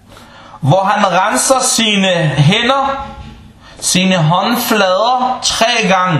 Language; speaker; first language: Danish; early bilingual, other home language; Arabic